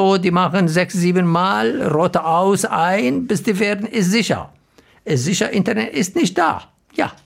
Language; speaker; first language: German; non-native, learner; Arabic